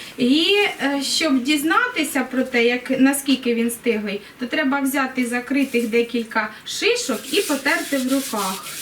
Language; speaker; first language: Ukrainian; native; Ukrainian